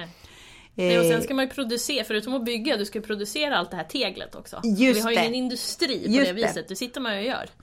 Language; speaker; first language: Swedish; native; Swedish